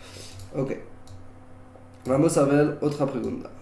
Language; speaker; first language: Spanish; non-native, learner; French